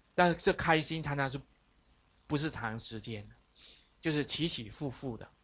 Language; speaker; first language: Chinese; native; Chinese